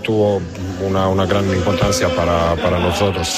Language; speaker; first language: Spanish; non-native, learner; Croatian